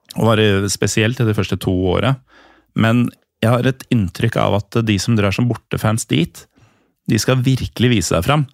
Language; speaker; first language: Norwegian; native; Norwegian